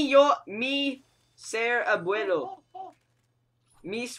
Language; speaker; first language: Spanish; non-native, learner; English